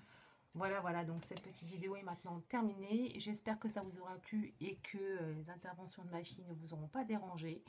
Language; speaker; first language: French; native; French